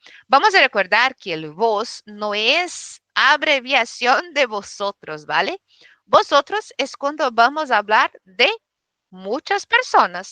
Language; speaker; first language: Spanish; non-native, fluent; Portuguese